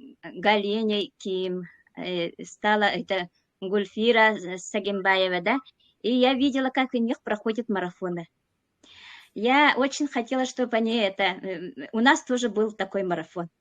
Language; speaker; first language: Russian; non-native, local second language; Yakut